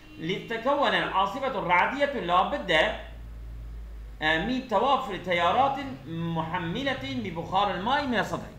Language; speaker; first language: Arabic; non-native, fluent; Turkish